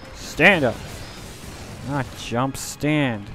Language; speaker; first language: English; native; English